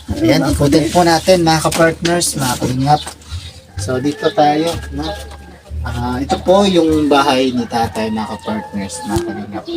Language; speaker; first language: Filipino; non-native, local second language; Cebuano